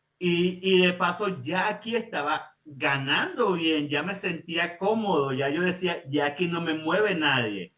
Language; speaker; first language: Spanish; native; Spanish